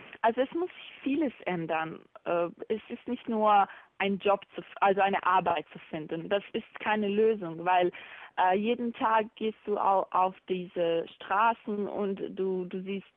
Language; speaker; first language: German; non-native, learner; Bosnian